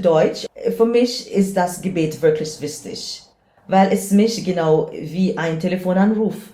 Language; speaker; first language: German; non-native, learner; English